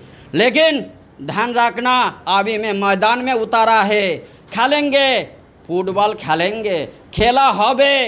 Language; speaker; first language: Hindi; non-native, local second language; Bangla